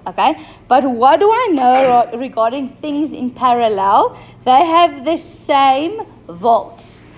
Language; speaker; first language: English; non-native, local second language; Afrikaans